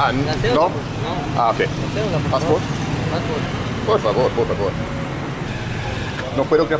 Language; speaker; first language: Spanish; non-native, learner; English